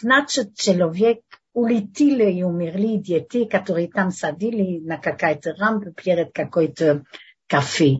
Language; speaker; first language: Russian; non-native, fluent; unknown